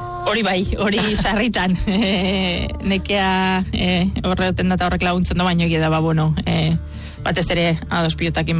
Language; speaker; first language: Basque; native; Basque